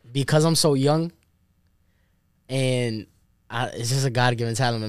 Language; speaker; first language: English; early bilingual, other home language; Spanish